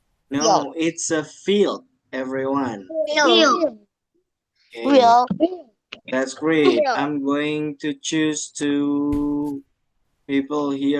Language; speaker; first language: English; non-native, fluent; Indonesian